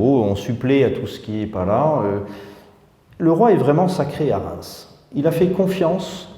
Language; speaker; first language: French; native; French